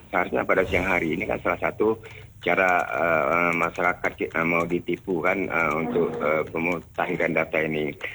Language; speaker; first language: Indonesian; native; Indonesian